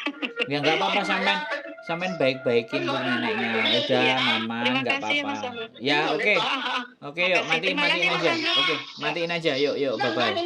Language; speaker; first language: Indonesian; non-native, local second language; Javanese